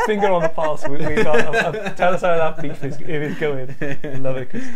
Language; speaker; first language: English; native; English